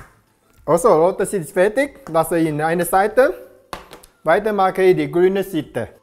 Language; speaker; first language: German; non-native, learner; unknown